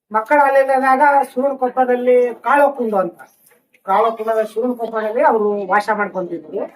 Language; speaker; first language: Kannada; non-native, local second language; Lambadi